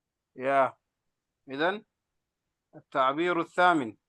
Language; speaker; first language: Arabic; non-native, fluent; Indonesian